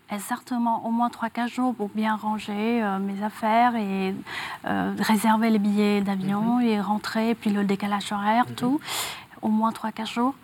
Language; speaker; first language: French; non-native, fluent; Vietnamese